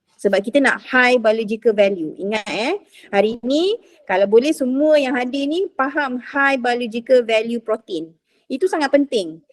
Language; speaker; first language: Malay; native; Malay